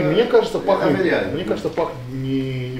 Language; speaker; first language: Russian; native; Russian